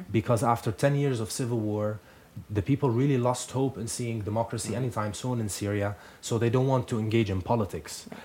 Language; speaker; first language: English; non-native, fluent; Arabic